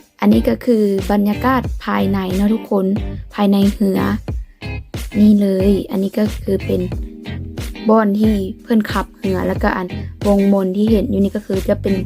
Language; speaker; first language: Thai; non-native, local second language; Lao